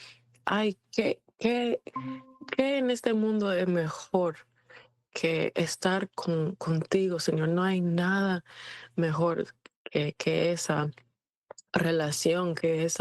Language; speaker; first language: Spanish; non-native, fluent; English